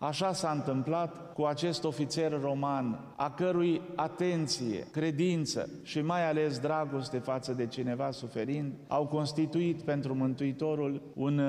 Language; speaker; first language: Romanian; native; Romanian